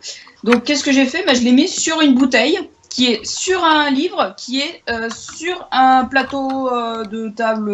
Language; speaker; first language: French; native; French